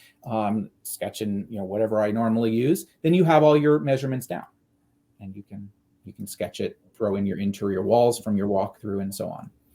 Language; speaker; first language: English; native; English